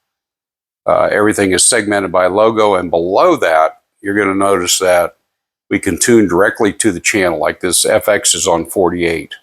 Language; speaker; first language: English; native; English